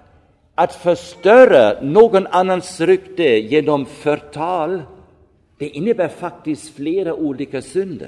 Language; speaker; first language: Swedish; non-native, fluent; German